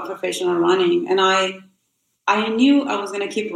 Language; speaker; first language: English; non-native, fluent; Rundi